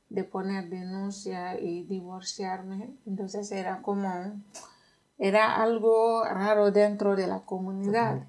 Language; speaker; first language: Spanish; non-native, fluent; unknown